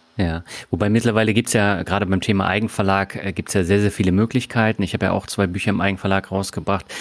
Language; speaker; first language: German; native; German